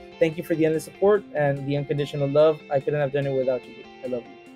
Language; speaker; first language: English; early bilingual, other home language; Spanish